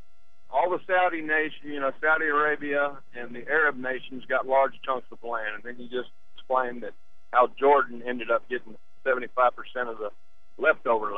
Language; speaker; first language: English; native; English